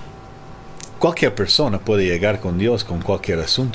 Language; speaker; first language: Spanish; non-native, fluent; English